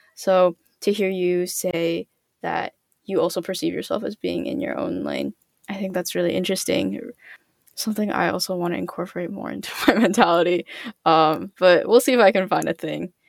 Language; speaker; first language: English; native; English